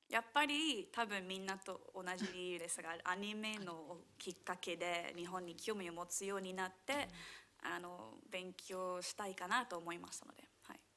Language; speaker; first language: Japanese; non-native, fluent; English